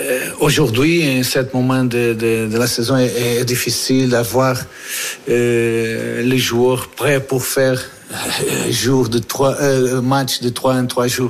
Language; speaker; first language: French; non-native, fluent; Portuguese